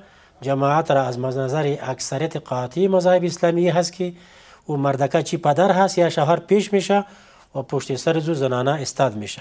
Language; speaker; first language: Persian; native; Persian